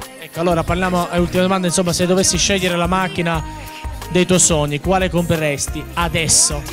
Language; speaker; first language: Italian; native; Italian